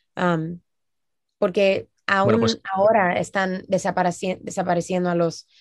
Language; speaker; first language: Spanish; early bilingual, heritage; Spanish